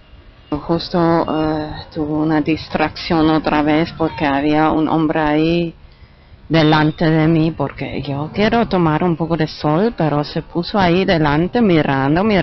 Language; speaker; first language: Spanish; non-native, learner; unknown